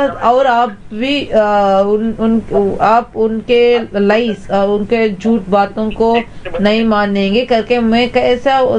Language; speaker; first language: Hindi; non-native, local second language; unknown